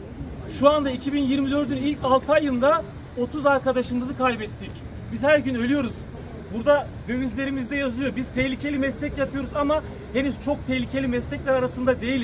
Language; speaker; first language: Turkish; native; Turkish